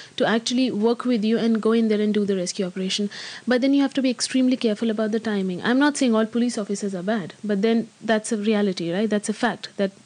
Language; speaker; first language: English; non-native, local second language; Hindi